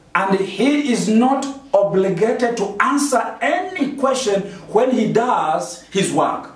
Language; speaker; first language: English; non-native, local second language; Swahili